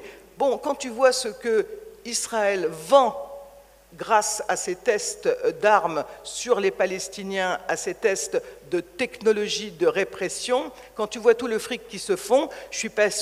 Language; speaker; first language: French; native; French